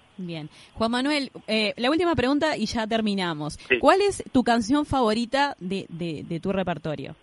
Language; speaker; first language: Spanish; native; Spanish